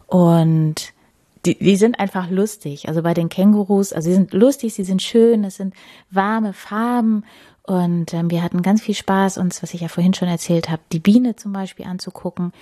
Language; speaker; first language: German; native; German